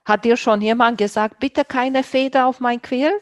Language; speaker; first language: German; non-native, fluent; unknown